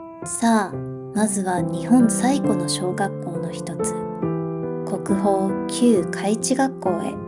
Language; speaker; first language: Japanese; native; Japanese